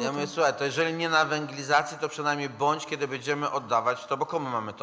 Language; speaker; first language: Polish; native; Polish